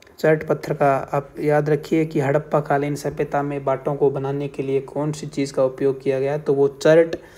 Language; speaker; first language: Hindi; native; Hindi